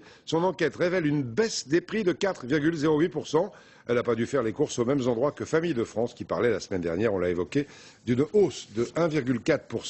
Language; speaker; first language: French; native; French